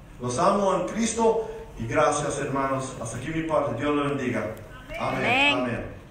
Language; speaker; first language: Spanish; early bilingual, heritage; Spanish